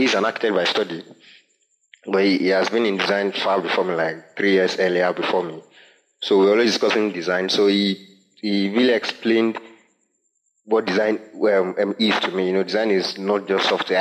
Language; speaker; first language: English; non-native, local second language; Yoruba